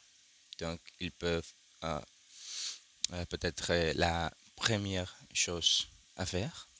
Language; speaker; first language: French; non-native, learner; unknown